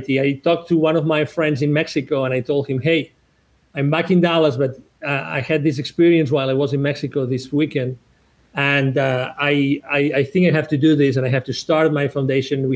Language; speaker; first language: English; non-native, fluent; Spanish